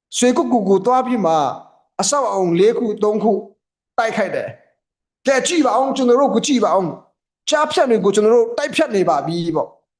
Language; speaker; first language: Burmese; native; Burmese